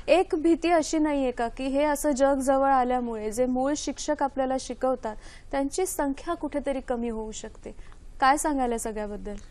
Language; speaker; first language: Marathi; native; Marathi